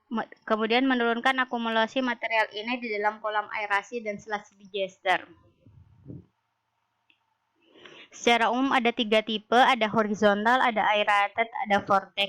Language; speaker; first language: Indonesian; native; Indonesian